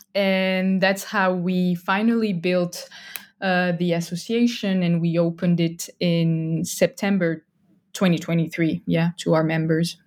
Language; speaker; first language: English; non-native, fluent; French